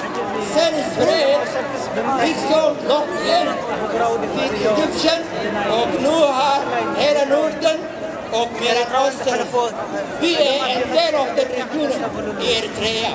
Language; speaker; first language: Swedish; non-native, learner; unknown